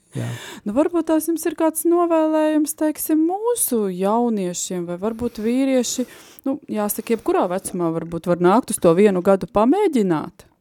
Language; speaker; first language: Latvian; native; Latvian